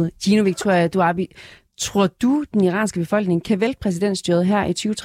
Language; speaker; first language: Danish; native; Danish